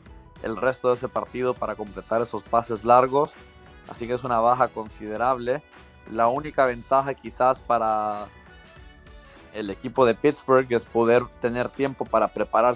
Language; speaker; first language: Spanish; native; Spanish